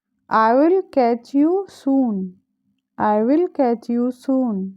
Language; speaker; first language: English; non-native, fluent; Hindi